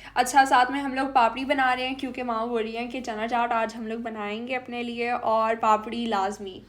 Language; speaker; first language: Urdu; native; Urdu